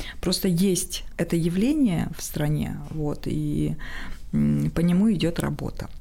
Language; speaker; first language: Russian; non-native, local second language; Tajik